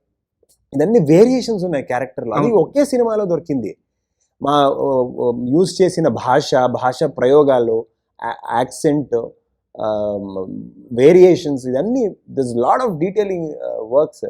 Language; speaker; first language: Telugu; non-native, learner; Kannada